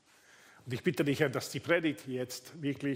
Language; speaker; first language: German; non-native, fluent; Italian